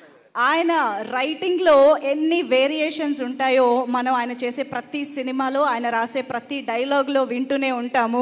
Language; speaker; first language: Telugu; native; Telugu